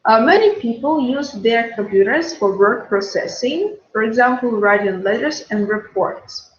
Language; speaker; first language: English; non-native, fluent; Russian